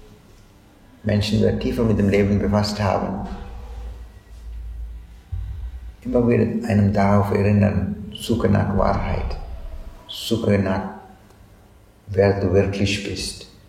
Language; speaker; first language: German; non-native, fluent; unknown